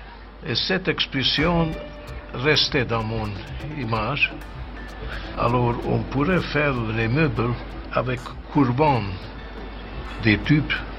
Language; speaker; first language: French; non-native, fluent; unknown